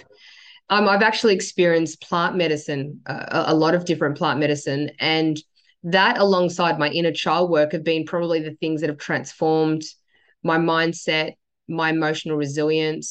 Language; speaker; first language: English; native; English